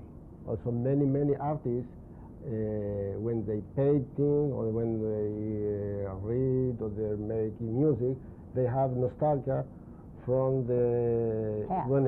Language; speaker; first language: English; non-native, learner; Spanish